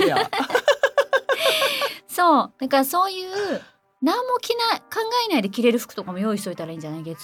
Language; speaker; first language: Japanese; native; Japanese